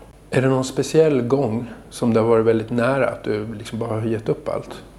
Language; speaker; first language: Swedish; native; Swedish